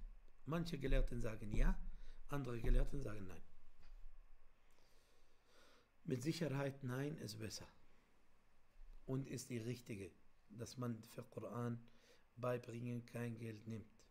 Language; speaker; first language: German; non-native, fluent; Arabic